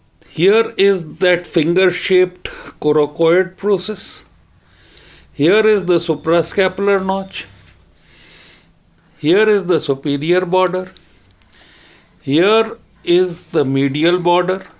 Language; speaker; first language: English; non-native, local second language; Hindi